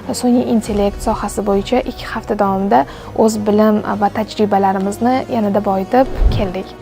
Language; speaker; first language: Uzbek; non-native, local second language; Kara-Kalpak